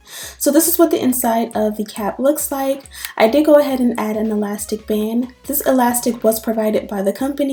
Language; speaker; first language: English; native; English